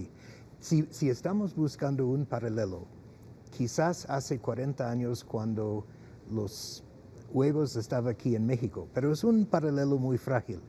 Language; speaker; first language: Spanish; non-native, fluent; English